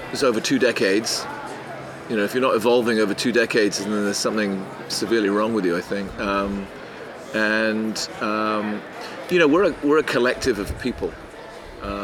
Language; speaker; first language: English; native; English